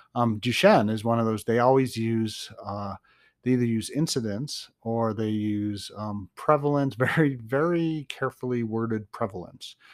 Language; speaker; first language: English; native; English